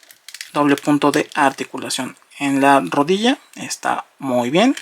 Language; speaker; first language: Spanish; native; Spanish